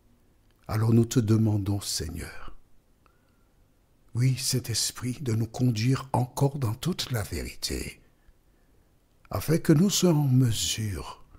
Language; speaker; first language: French; native; French